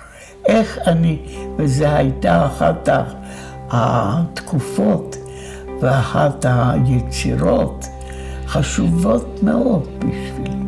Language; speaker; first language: Hebrew; non-native, fluent; Polish